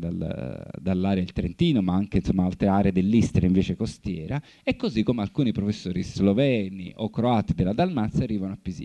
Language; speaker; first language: Italian; native; Italian